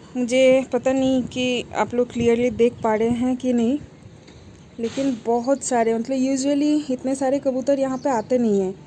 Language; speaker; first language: Hindi; non-native, local second language; Bangla